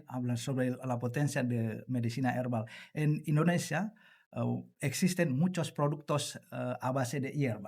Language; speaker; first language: Spanish; non-native, learner; Indonesian